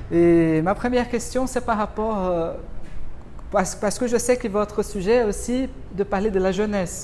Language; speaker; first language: French; non-native, fluent; Portuguese